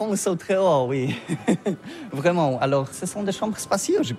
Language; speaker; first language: French; non-native, learner; Polish